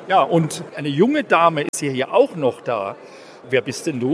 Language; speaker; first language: German; native; German